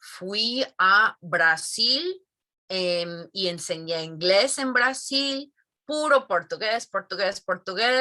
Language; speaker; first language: Spanish; non-native, fluent; English